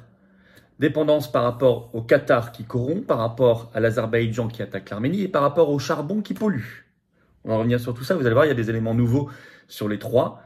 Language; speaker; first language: French; native; French